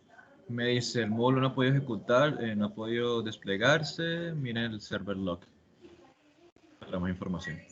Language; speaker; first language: Spanish; native; Spanish